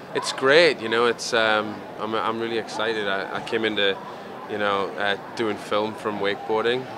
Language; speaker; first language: English; native; English